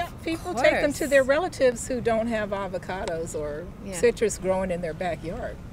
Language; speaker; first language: English; native; English